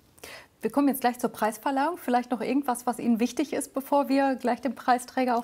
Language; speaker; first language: German; native; German